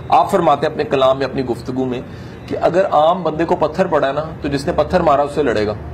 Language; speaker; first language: Urdu; non-native, local second language; Punjabi